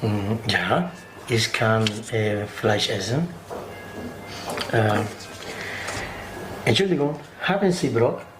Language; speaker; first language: German; non-native, learner; Spanish